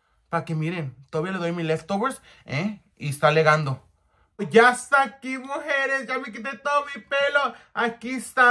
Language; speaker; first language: Spanish; early bilingual, heritage; Spanish